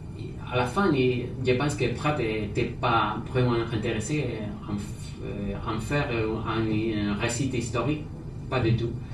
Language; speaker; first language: French; non-native, fluent; Spanish